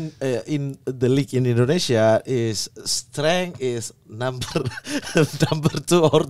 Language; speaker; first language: English; non-native, learner; Indonesian